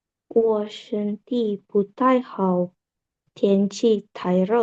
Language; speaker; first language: Chinese; non-native, learner; Indonesian